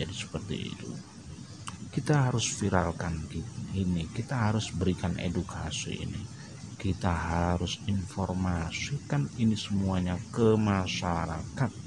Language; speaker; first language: Indonesian; native; Indonesian